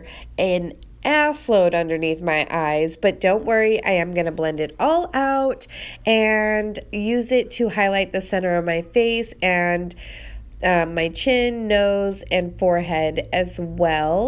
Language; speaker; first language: English; native; English